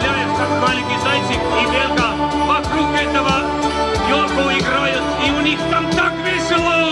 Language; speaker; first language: Russian; non-native, local second language; Estonian